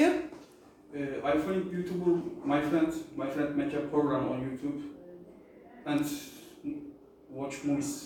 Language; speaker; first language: English; non-native, learner; Turkish